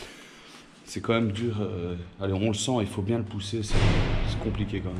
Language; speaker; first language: French; native; French